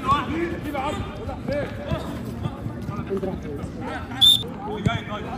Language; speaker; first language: Arabic; native; Arabic